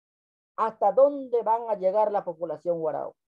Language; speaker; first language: Spanish; non-native, local second language; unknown